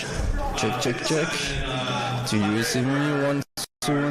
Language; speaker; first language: English; non-native, learner; French